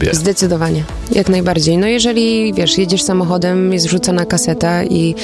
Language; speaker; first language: Polish; early bilingual, heritage; Polish